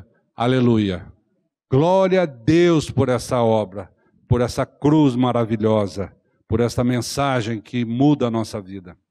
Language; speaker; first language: Portuguese; native; Portuguese